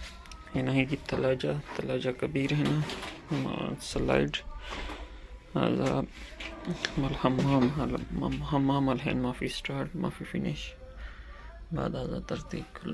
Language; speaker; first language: Arabic; non-native, learner; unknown